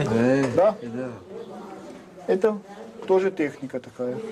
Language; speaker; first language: Russian; non-native, learner; French